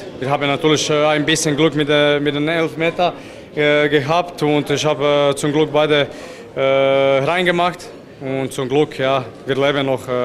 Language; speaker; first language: German; non-native, fluent; Croatian